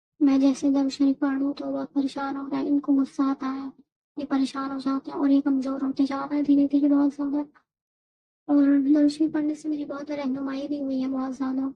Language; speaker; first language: Urdu; native; Urdu